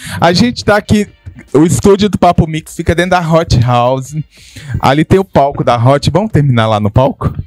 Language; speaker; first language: Portuguese; native; Portuguese